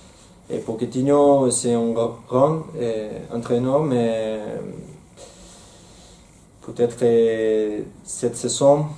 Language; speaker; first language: French; non-native, learner; Spanish